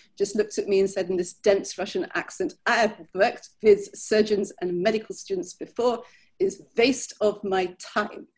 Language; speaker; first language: English; native; English